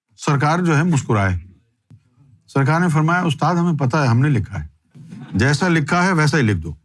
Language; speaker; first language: Urdu; native; Urdu